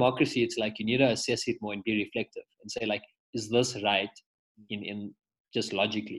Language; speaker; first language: English; native; English